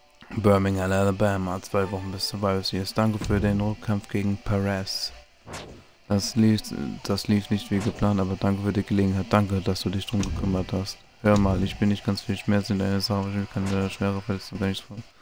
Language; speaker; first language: German; native; German